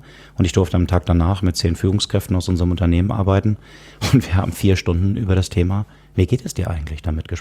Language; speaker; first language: German; native; German